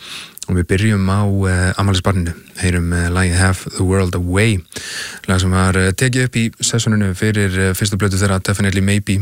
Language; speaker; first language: Icelandic; native; Icelandic